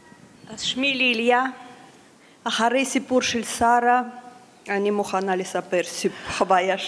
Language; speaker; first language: Hebrew; non-native, fluent; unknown